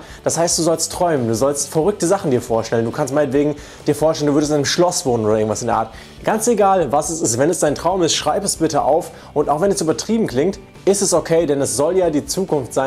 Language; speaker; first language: German; native; German